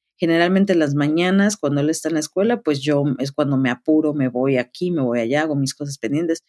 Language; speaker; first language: Spanish; native; Spanish